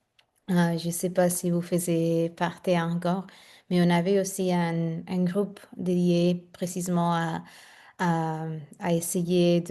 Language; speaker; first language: French; non-native, fluent; Spanish